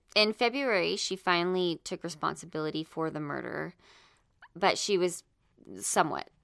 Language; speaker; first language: English; native; English